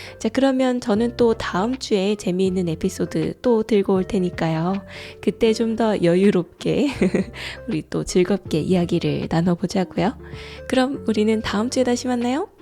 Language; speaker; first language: Korean; native; Korean